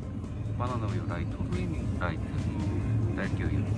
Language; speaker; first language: Japanese; non-native, learner; Korean